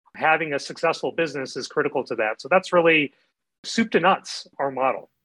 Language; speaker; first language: English; native; English